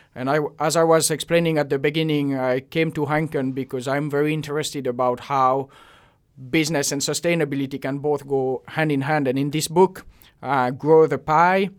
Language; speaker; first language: English; non-native, fluent; French